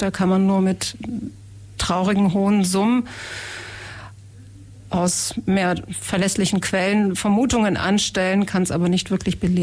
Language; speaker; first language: German; native; German